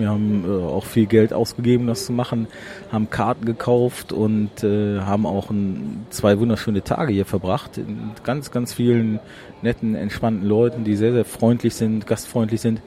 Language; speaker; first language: German; native; German